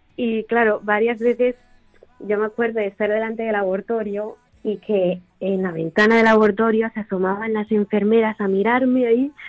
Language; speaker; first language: Spanish; native; Spanish